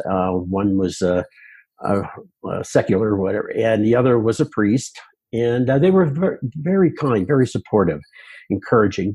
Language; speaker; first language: English; native; English